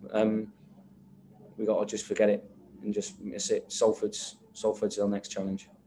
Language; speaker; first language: English; native; English